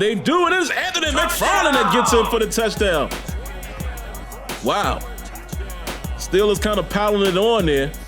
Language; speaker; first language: English; native; English